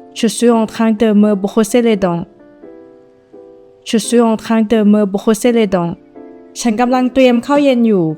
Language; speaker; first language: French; non-native, learner; Thai